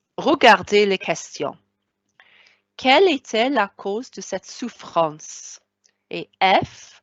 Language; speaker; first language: French; non-native, fluent; Welsh